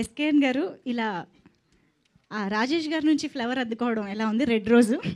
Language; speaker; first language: Telugu; native; Telugu